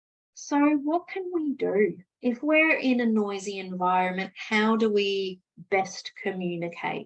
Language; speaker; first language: English; native; English